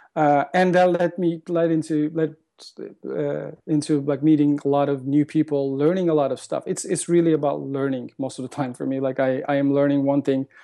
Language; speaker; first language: English; non-native, fluent; Turkish